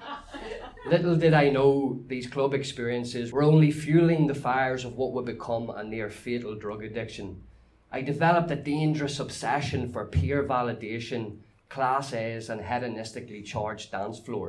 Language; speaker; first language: English; native; English